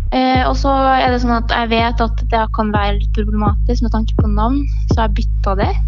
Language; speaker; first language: Norwegian; early bilingual, other home language; Arabic